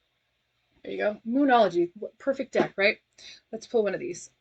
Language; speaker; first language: English; native; English